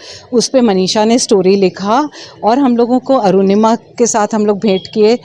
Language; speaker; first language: Hindi; non-native, local second language; Bangla